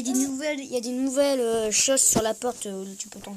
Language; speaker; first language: French; native; French